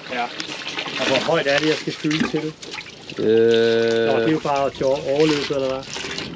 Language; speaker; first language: Danish; native; Danish